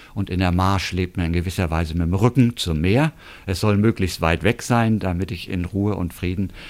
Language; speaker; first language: German; native; German